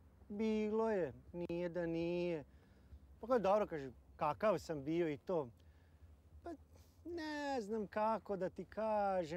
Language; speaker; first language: Croatian; native; Croatian